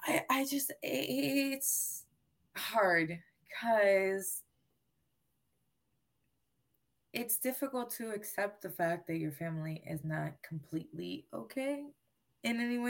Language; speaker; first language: English; non-native, local second language; Spanish